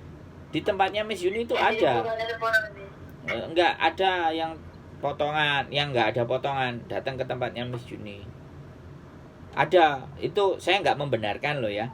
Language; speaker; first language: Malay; non-native, local second language; Javanese